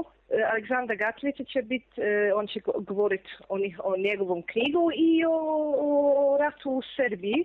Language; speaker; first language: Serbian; non-native, fluent; English